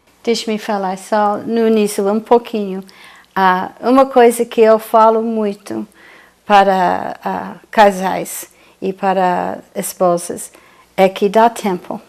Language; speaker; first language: Portuguese; non-native, fluent; English